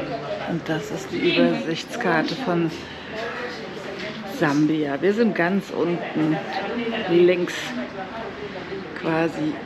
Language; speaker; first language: German; native; German